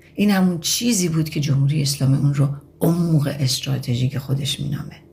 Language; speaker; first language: Persian; native; Persian